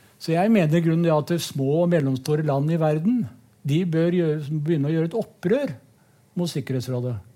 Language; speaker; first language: Norwegian; native; Norwegian